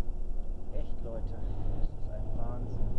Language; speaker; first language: German; native; German